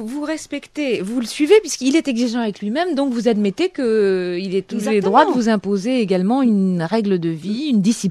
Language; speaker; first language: French; native; French